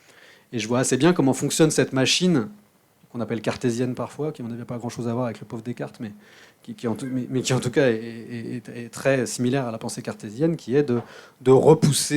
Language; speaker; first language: French; native; French